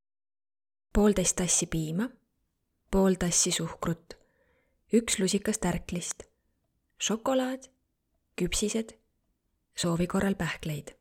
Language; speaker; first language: Estonian; non-native, learner; Arabic